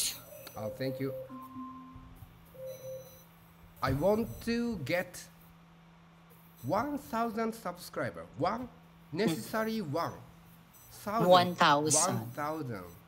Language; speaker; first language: English; non-native, learner; Japanese